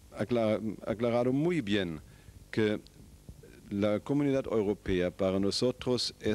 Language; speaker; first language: Spanish; non-native, fluent; German